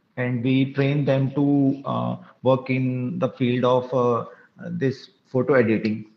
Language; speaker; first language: English; non-native, local second language; Punjabi